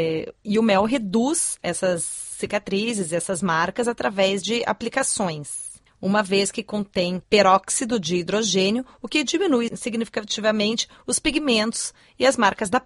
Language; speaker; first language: Portuguese; native; Portuguese